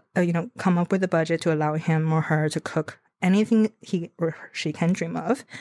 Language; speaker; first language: English; non-native, fluent; Chinese